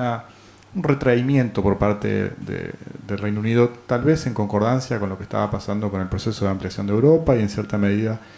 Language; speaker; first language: Spanish; native; Spanish